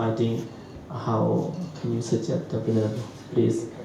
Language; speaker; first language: English; non-native, learner; Shan